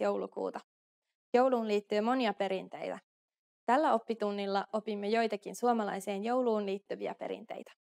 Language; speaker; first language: Finnish; native; Finnish